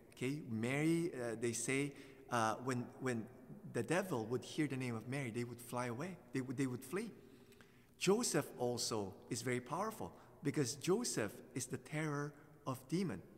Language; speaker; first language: English; non-native, local second language; Filipino